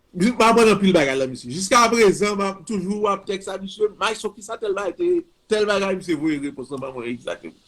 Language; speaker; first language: Haitian Creole; native; Haitian Creole